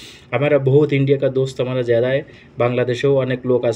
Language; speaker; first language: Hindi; non-native, learner; Bangla